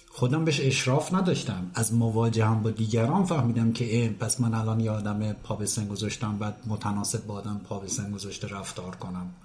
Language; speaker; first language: Persian; native; Persian